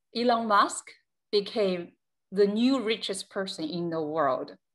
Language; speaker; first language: English; non-native, fluent; Chinese